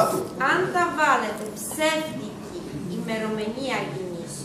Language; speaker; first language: Greek; non-native, fluent; Russian